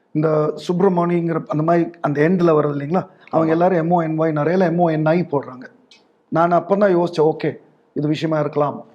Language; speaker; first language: Tamil; native; Tamil